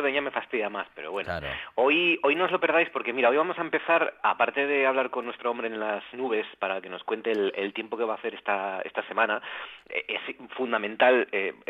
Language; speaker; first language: Spanish; native; Spanish